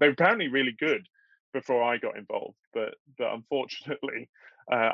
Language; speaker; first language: English; native; English